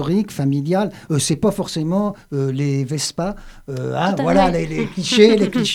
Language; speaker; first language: French; native; French